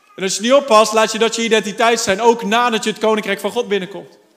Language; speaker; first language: Dutch; native; Dutch